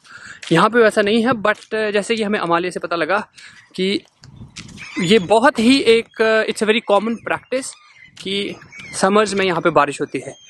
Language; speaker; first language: Hindi; native; Hindi